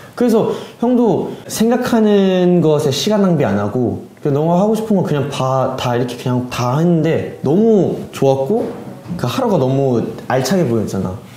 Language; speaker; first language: Korean; early bilingual, heritage; Korean